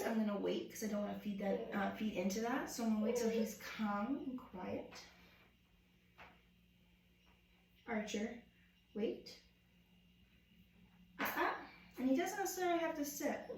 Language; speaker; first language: English; native; English